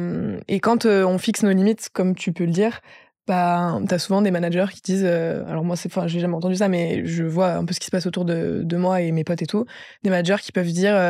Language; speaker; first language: French; native; French